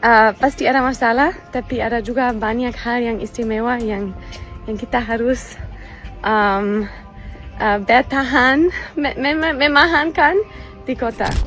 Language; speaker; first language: Indonesian; non-native, fluent; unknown